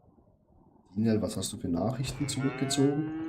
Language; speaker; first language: German; native; German